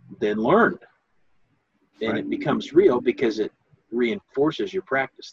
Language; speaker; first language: English; native; English